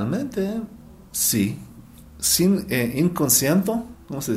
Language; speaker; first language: Spanish; non-native, learner; Hebrew